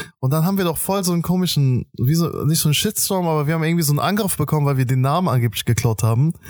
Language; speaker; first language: German; early bilingual, other home language; Persian